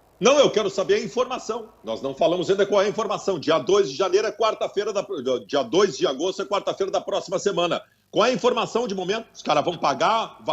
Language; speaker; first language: Portuguese; native; Portuguese